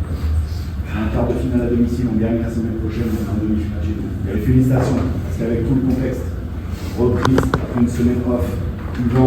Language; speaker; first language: French; native; French